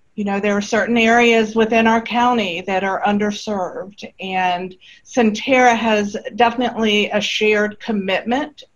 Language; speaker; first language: English; native; English